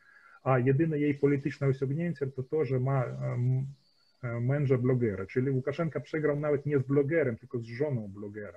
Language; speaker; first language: Polish; early bilingual, heritage; Polish